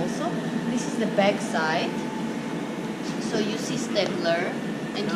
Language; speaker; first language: English; non-native, fluent; Armenian